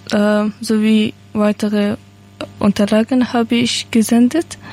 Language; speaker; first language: German; non-native, learner; Persian